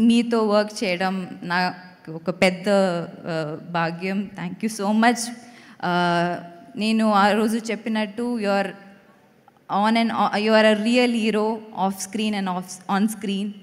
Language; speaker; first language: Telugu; non-native, fluent; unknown